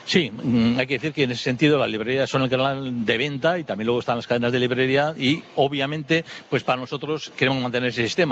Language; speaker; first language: Spanish; native; Spanish